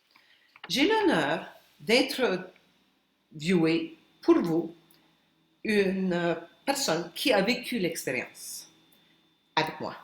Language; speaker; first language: French; non-native, fluent; Spanish